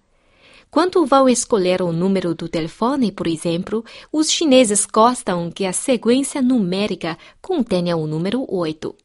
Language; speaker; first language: Portuguese; non-native, fluent; Chinese